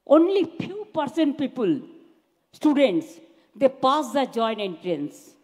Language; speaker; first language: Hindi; non-native, local second language; Bangla